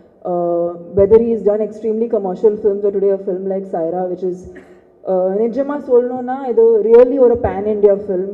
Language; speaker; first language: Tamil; non-native, fluent; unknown